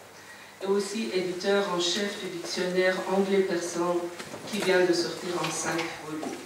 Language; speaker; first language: French; non-native, fluent; Persian